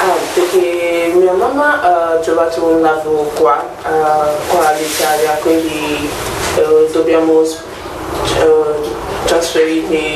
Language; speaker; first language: Italian; non-native, learner; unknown